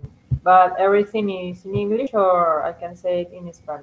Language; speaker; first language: English; non-native, learner; Spanish